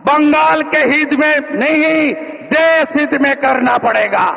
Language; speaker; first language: Hindi; non-native, local second language; Bangla